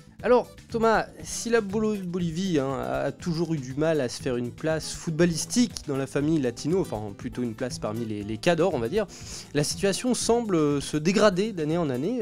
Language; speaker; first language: French; native; French